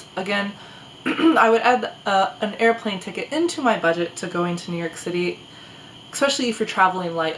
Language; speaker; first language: English; native; English